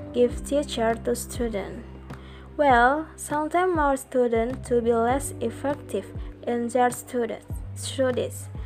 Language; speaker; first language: English; non-native, learner; Indonesian